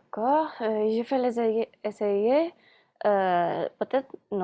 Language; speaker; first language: French; non-native, learner; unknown